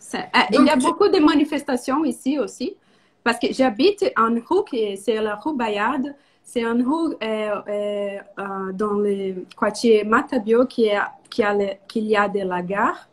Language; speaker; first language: French; non-native, learner; Portuguese